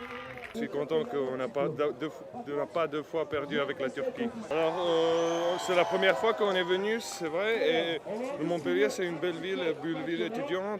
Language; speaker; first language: French; non-native, fluent; Czech